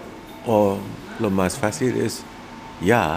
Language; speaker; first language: Spanish; non-native, fluent; German